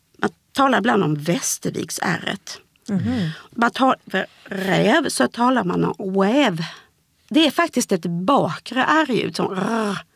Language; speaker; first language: Swedish; native; Swedish